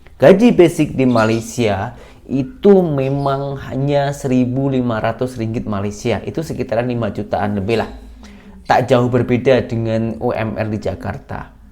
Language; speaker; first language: Indonesian; native; Indonesian